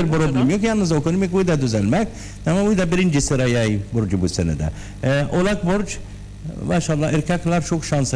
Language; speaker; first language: Turkish; non-native, learner; Arabic